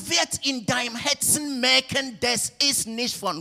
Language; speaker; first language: German; non-native, fluent; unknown